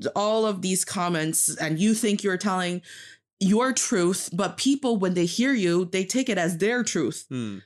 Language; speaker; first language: English; non-native, fluent; Chinese